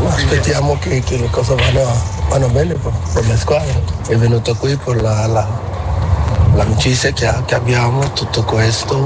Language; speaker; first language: Italian; non-native, learner; Portuguese